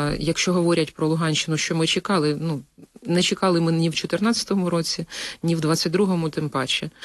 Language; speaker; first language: Ukrainian; native; Ukrainian